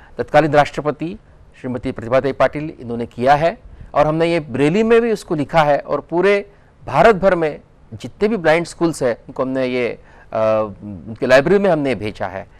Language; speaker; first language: Hindi; non-native, local second language; Marathi